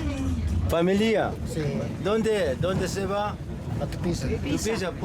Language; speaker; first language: Spanish; non-native, local second language; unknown